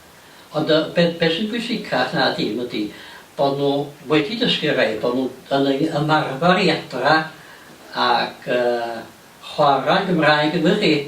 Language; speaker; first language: Welsh; native; Welsh